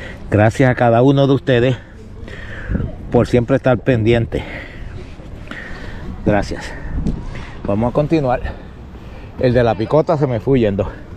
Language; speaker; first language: Spanish; native; Spanish